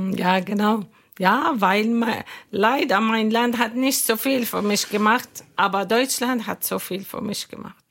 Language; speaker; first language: German; non-native, learner; Arabic